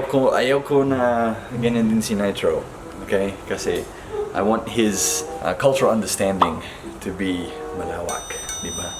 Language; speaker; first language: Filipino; non-native, fluent; English